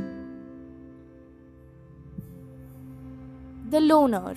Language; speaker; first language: English; non-native, local second language; Hindi